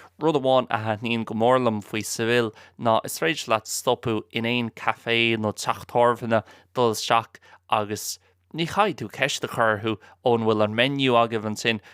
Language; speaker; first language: Irish; non-native, local second language; English